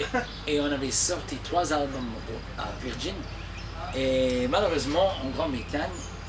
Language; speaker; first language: French; non-native, fluent; English